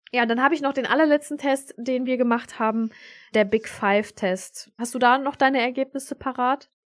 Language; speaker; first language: German; early bilingual, other home language; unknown